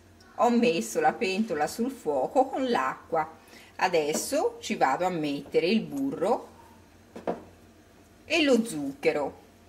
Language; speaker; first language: Italian; native; Italian